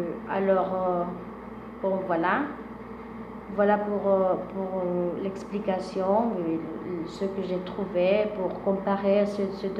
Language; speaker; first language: French; non-native, fluent; Spanish